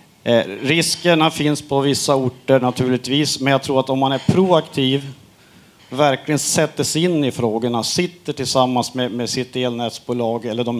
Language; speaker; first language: Swedish; native; Swedish